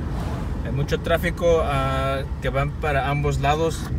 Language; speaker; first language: Spanish; early bilingual, heritage; Spanish